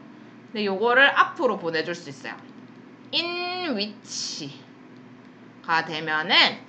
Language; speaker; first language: Korean; native; Korean